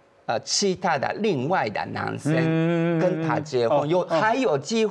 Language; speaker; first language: Chinese; non-native, fluent; Japanese